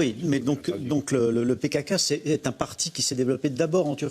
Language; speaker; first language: French; native; French